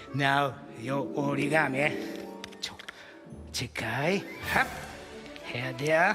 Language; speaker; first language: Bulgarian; non-native, learner; Japanese